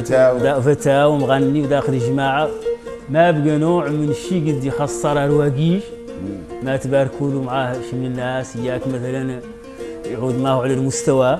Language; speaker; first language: Arabic; native; Arabic